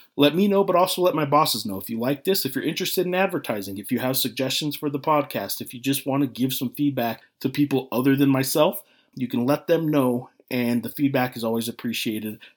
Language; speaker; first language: English; native; English